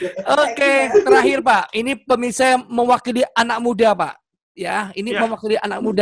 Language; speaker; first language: Indonesian; native; Indonesian